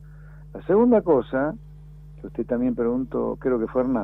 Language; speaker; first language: Spanish; native; Spanish